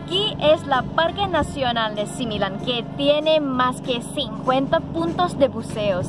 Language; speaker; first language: Spanish; non-native, learner; Thai